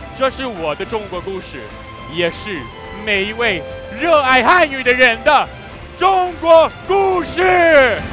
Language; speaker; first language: Chinese; non-native, fluent; French